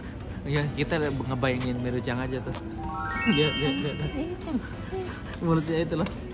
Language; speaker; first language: Indonesian; native; Indonesian